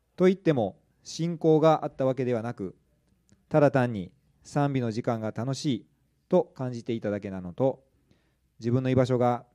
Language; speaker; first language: Japanese; native; Japanese